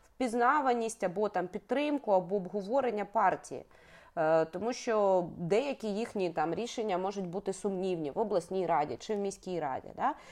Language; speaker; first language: Ukrainian; native; Ukrainian